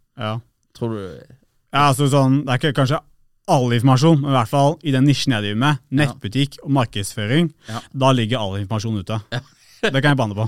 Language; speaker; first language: Norwegian; early bilingual, other home language; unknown